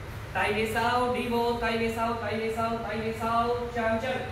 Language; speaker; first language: Vietnamese; non-native, learner; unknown